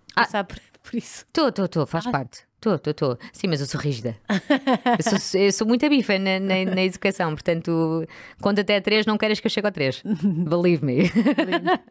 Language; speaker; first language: Portuguese; non-native, local second language; English